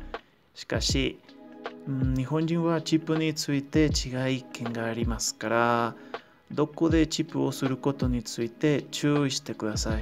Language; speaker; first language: Japanese; non-native, learner; Spanish